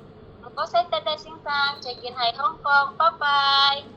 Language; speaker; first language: Cantonese; non-native, learner; Indonesian